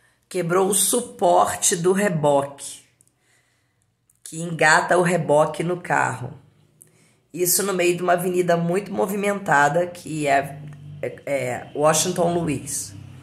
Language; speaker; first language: Portuguese; native; Portuguese